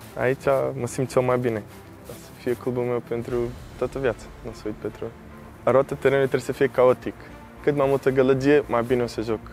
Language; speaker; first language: Romanian; early bilingual, heritage; Romanian